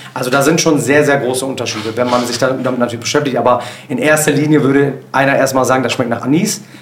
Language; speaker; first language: German; early bilingual, other home language; Turkish